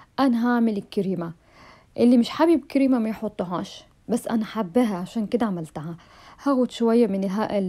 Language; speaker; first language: Arabic; native; Arabic